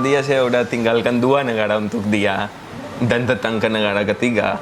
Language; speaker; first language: Indonesian; non-native, fluent; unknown